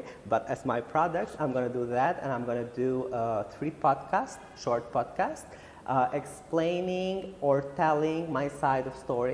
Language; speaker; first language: English; non-native, fluent; Albanian